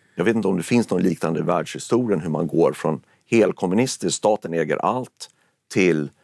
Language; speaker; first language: Swedish; native; Swedish